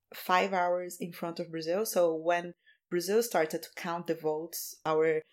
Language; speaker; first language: English; non-native, fluent; Portuguese